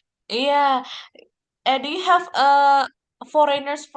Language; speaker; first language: English; non-native, fluent; Indonesian